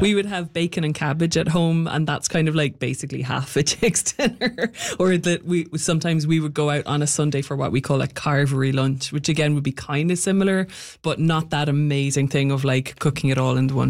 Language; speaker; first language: English; native; English